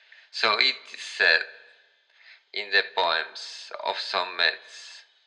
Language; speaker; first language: English; non-native, fluent; Spanish